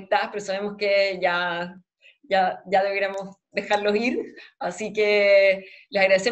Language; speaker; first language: Spanish; native; Spanish